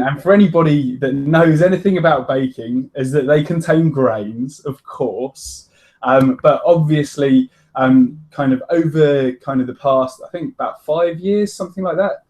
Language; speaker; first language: English; native; English